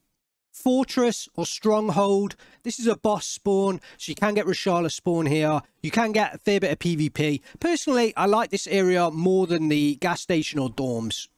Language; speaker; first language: English; native; English